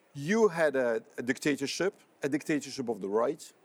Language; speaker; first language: English; non-native, fluent; Polish